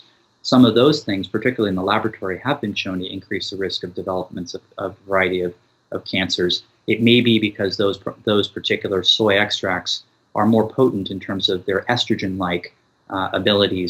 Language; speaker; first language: English; native; English